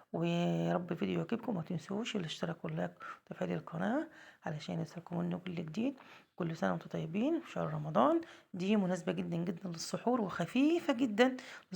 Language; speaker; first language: Arabic; native; Arabic